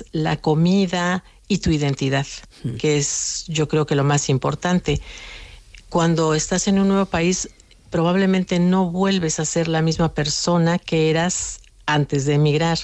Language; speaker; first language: Spanish; native; Spanish